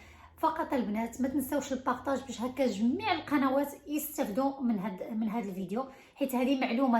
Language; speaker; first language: Arabic; native; Arabic